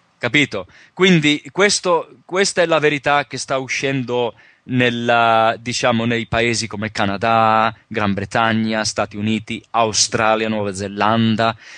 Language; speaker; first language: Italian; early bilingual, heritage; Italian